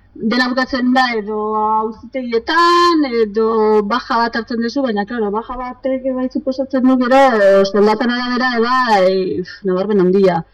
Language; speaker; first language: Basque; non-native, local second language; Spanish